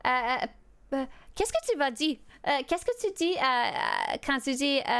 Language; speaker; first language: French; non-native, learner; English